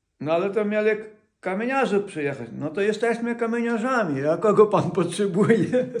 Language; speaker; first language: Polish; non-native, fluent; Ukrainian